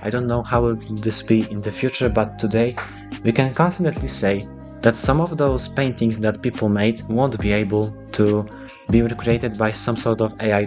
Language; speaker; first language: English; non-native, fluent; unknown